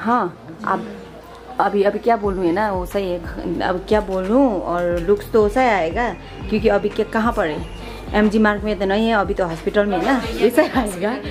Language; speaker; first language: Hindi; non-native, local second language; Nepali